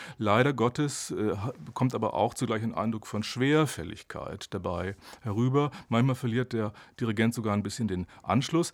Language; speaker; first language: German; native; German